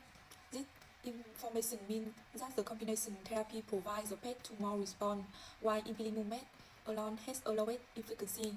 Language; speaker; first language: English; non-native, learner; Vietnamese